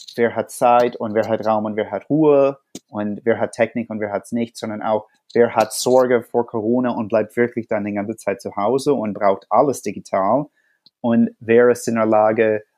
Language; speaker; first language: German; non-native, fluent; English